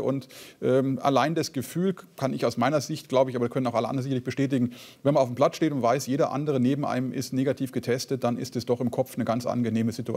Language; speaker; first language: German; native; German